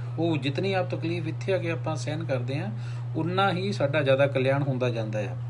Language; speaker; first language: Hindi; non-native, local second language; Punjabi